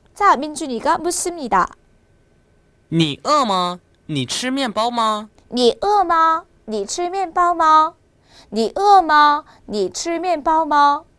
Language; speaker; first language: Chinese; non-native, fluent; Korean